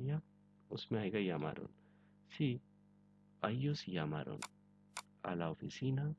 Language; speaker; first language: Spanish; non-native, fluent; Urdu